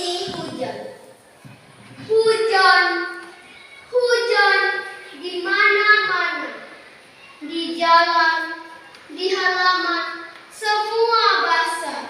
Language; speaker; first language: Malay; non-native, local second language; Tetum